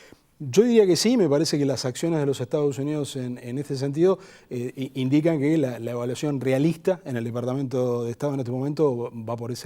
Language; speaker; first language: Spanish; native; Spanish